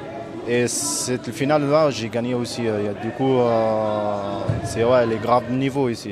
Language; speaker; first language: French; non-native, learner; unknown